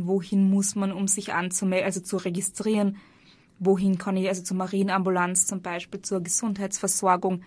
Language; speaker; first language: German; native; German